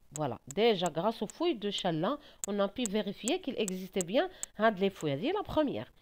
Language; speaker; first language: French; non-native, local second language; Arabic